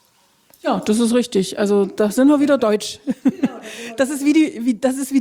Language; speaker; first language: German; native; German